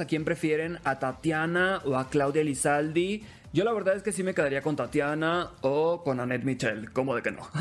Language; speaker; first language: Spanish; native; Spanish